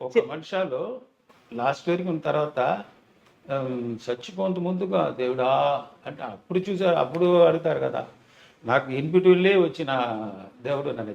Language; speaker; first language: Telugu; non-native, learner; Tamil